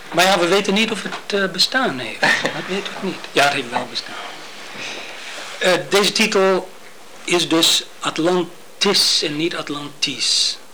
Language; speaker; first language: Dutch; non-native, fluent; English